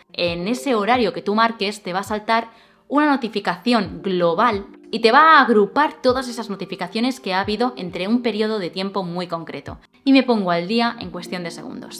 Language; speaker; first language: Spanish; native; Spanish